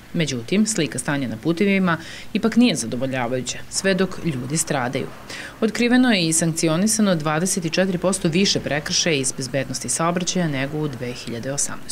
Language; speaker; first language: Serbian; native; Serbian